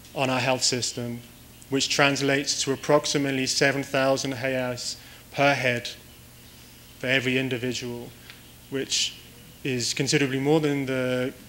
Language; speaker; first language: English; native; English